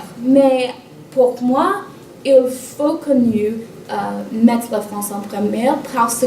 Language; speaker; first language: French; non-native, learner; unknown